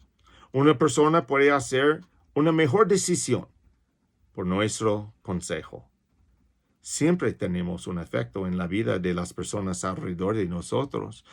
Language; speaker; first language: Spanish; non-native, fluent; English